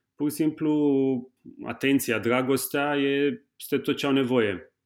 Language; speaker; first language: Romanian; native; Romanian